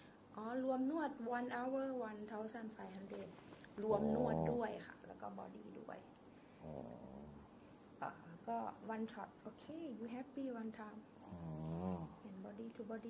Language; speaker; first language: Thai; native; Thai